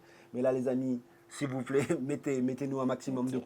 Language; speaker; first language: French; native; French